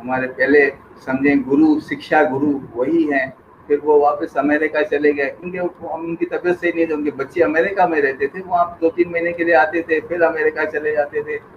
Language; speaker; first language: Urdu; non-native, local second language; Sindhi